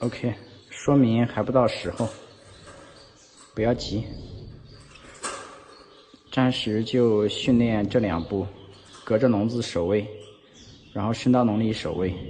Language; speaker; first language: Chinese; native; Chinese